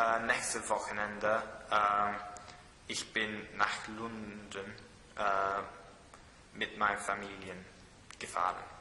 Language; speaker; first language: German; non-native, learner; English